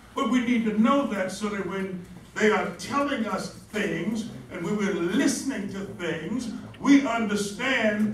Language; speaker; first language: English; native; English